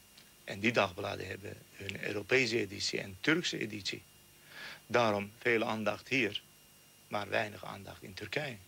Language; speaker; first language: Dutch; non-native, fluent; Turkish